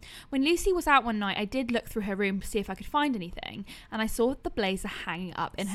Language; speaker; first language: English; native; English